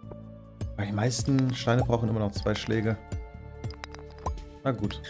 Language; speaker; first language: German; native; German